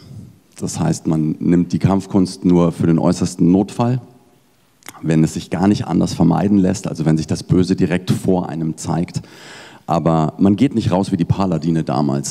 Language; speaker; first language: German; native; German